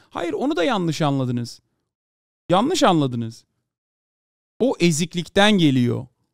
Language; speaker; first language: Turkish; native; Turkish